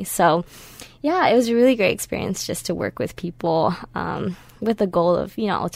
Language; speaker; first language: English; native; English